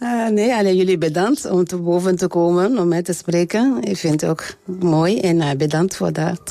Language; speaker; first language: Dutch; non-native, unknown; French